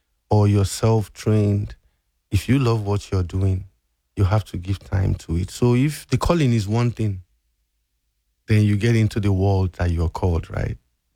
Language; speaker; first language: English; non-native, local second language; Igbo